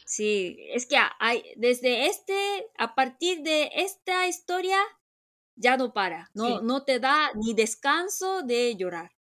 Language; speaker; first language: Spanish; non-native, fluent; Korean